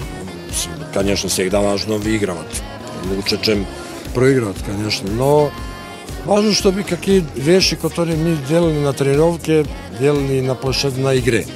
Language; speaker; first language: Russian; non-native, fluent; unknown